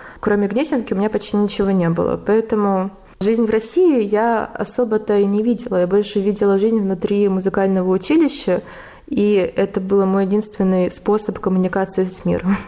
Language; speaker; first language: Russian; native; Russian